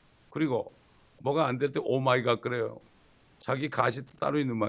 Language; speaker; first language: Korean; native; Korean